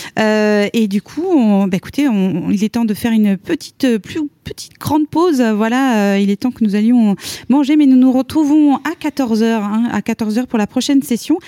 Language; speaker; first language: French; native; French